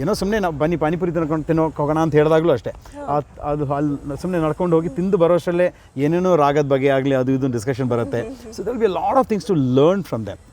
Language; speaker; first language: Kannada; non-native, local second language; Malayalam